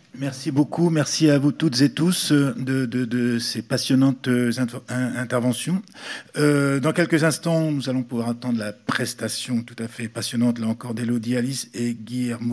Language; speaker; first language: French; native; French